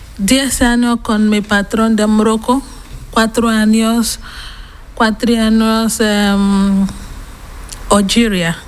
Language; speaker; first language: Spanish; non-native, learner; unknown